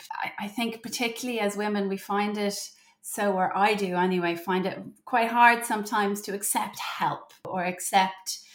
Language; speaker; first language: English; native; English